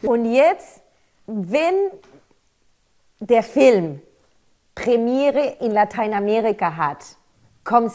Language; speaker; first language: German; non-native, fluent; Spanish